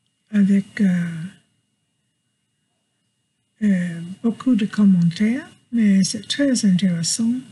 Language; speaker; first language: French; non-native, learner; English